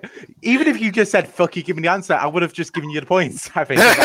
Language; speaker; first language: English; native; English